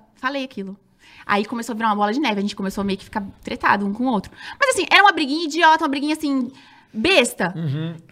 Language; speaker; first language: Portuguese; native; Portuguese